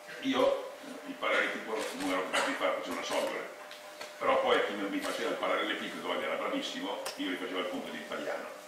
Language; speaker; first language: Italian; native; Italian